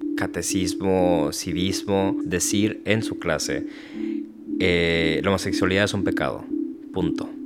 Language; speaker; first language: Spanish; early bilingual, heritage; Spanish